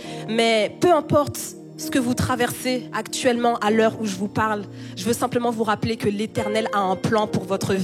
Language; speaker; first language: French; native; French